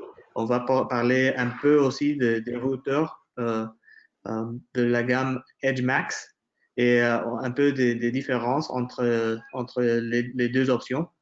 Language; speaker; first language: French; non-native, fluent; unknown